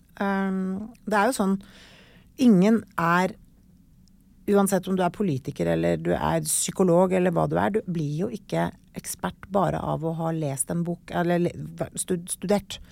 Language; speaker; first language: Norwegian; native; Norwegian